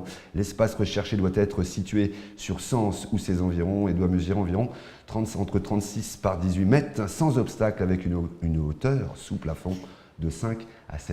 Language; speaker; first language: French; native; French